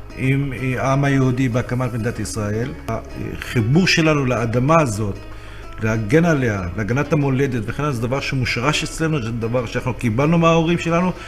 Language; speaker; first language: Hebrew; non-native, local second language; Arabic